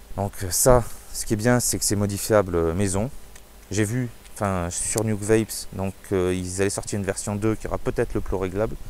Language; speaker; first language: French; native; French